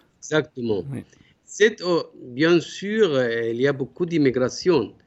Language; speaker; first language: French; non-native, learner; Arabic